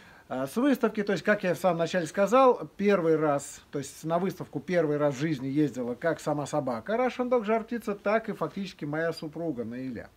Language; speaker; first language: Russian; native; Russian